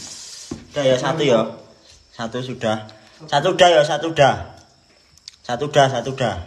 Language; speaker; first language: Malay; non-native, local second language; Javanese